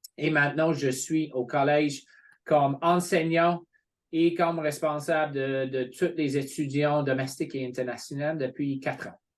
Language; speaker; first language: French; non-native, fluent; English